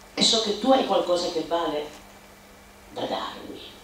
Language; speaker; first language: Italian; native; Italian